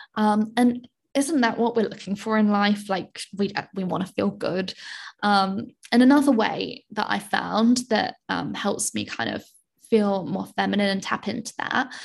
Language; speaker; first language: English; native; English